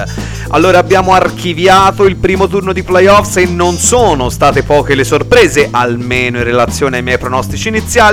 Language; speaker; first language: Italian; native; Italian